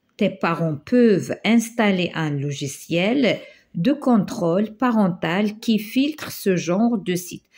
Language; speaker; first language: French; non-native, local second language; Arabic